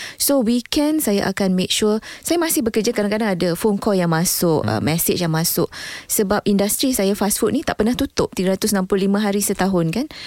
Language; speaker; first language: Malay; native; Malay